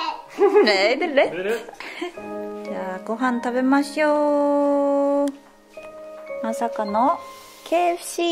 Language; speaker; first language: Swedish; non-native, fluent; Japanese